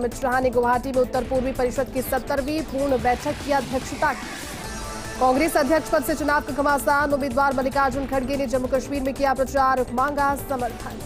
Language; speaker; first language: Hindi; native; Hindi